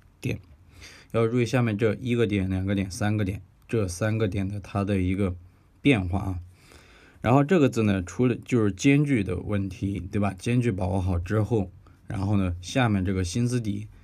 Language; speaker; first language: Chinese; native; Chinese